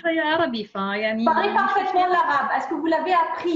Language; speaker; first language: French; non-native, fluent; Arabic